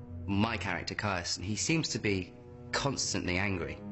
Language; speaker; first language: English; native; English